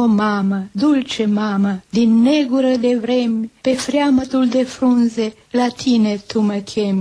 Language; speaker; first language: Romanian; native; Romanian